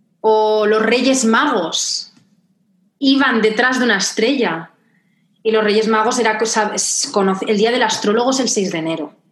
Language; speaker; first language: Spanish; native; Spanish